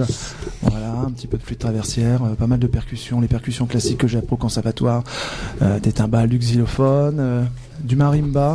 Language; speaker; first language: French; native; French